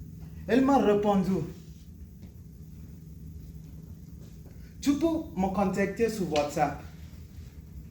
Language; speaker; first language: French; non-native, learner; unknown